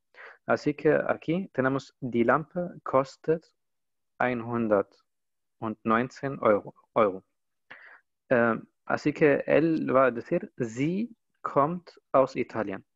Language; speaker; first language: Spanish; non-native, learner; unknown